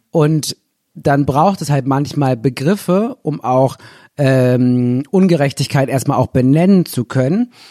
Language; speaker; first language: German; native; German